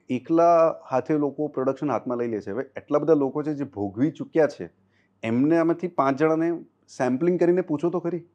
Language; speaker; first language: Gujarati; non-native, local second language; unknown